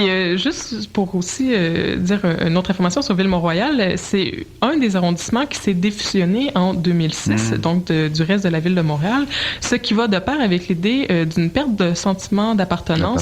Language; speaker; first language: French; native; French